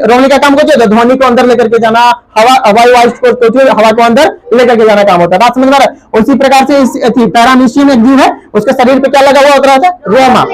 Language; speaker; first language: Hindi; native; Hindi